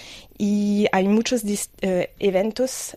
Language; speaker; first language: Spanish; non-native, fluent; French